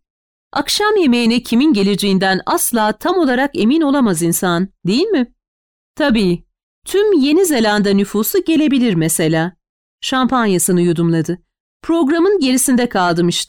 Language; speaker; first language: Turkish; native; Turkish